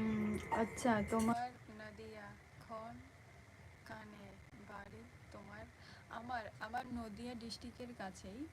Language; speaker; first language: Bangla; non-native, local second language; Santali